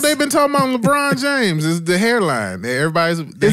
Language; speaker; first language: English; native; English